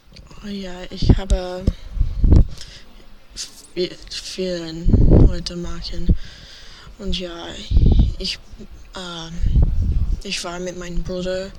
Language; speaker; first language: German; non-native, learner; English